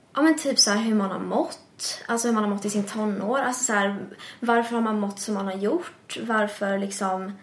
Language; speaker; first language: Swedish; early bilingual, other home language; English